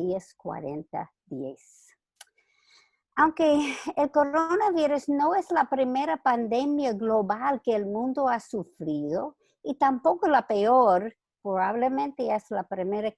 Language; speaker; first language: Spanish; non-native, fluent; English